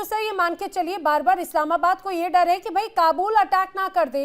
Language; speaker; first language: Hindi; native; Hindi